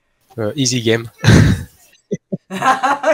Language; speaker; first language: English; non-native, learner; French